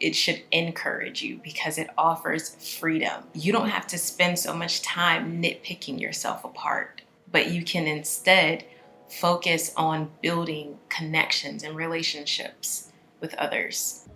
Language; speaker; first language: English; native; English